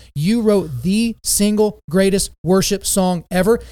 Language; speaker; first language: English; native; English